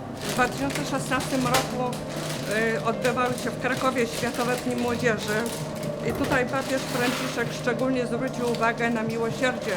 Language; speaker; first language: Polish; native; Polish